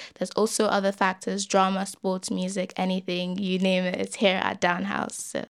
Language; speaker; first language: English; early bilingual, other home language; Yoruba